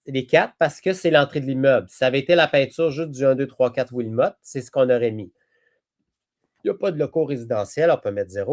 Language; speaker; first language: French; native; French